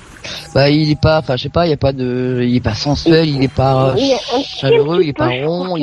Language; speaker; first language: French; native; French